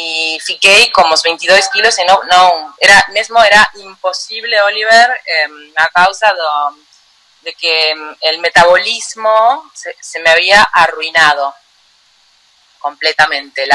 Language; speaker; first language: Portuguese; non-native, learner; Spanish